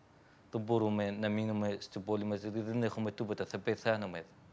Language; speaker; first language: Greek; non-native, learner; Arabic